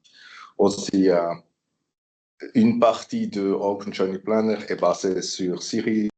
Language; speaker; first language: French; non-native, local second language; German